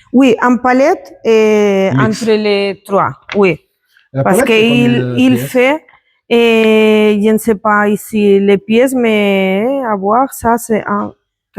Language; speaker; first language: French; non-native, learner; Spanish